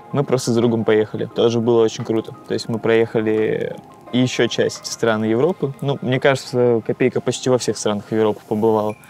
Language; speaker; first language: Russian; native; Russian